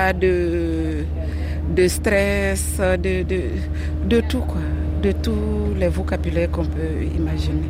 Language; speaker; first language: French; non-native, fluent; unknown